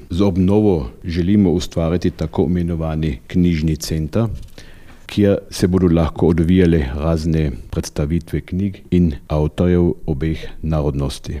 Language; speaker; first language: Slovenian; native; Slovenian